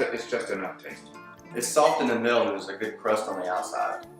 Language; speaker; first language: English; native; English